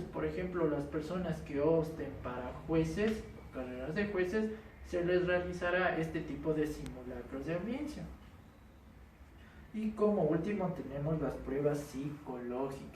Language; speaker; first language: Spanish; native; Spanish